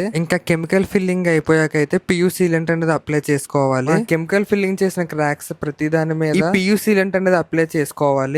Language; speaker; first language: Telugu; native; Telugu